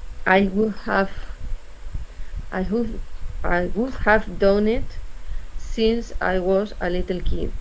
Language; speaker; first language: English; non-native, learner; Spanish